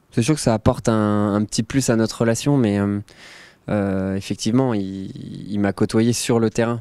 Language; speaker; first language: French; native; French